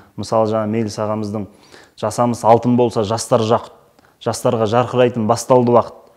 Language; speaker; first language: Kazakh; native; Kazakh